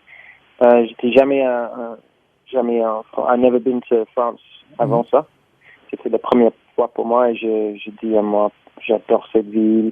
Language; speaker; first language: French; non-native, learner; English